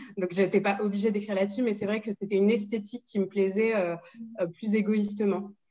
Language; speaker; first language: French; native; French